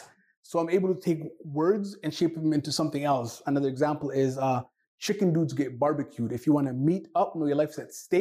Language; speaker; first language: English; non-native, fluent; Somali